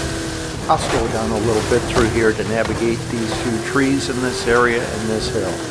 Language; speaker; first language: English; native; English